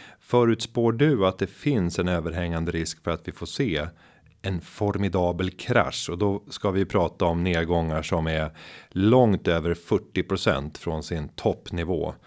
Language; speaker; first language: Swedish; native; Swedish